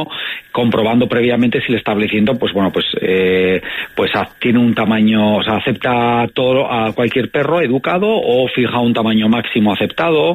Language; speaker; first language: Spanish; native; Spanish